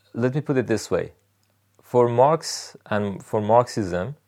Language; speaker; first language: English; non-native, fluent; Persian